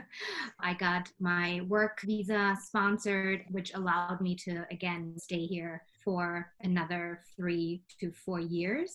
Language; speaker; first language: English; non-native, fluent; German